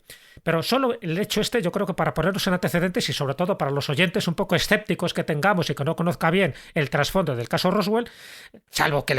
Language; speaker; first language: Spanish; native; Spanish